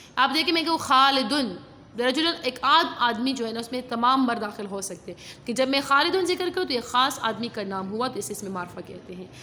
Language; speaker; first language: Urdu; non-native, local second language; Pashto